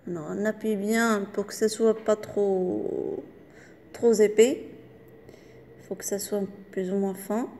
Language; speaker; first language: French; non-native, local second language; Arabic